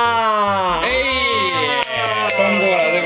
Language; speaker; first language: Chinese; non-native, learner; Japanese